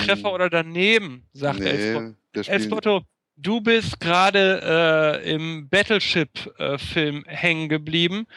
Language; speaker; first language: German; native; German